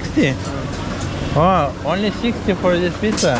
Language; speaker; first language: English; non-native, learner; Russian